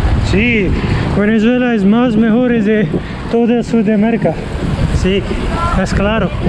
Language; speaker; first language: Spanish; non-native, learner; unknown